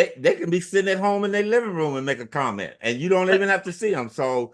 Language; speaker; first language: English; native; English